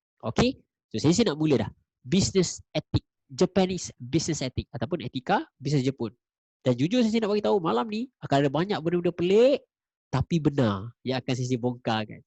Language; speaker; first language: Malay; native; Malay